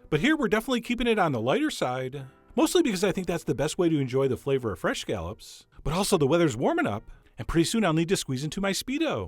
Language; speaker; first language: English; native; English